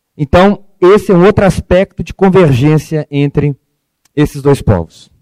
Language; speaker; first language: Portuguese; early bilingual, other home language; Arabic